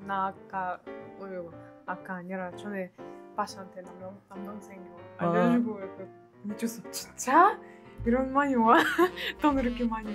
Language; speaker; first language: Korean; non-native, learner; Russian